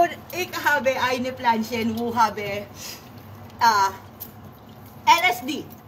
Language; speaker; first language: German; non-native, learner; Filipino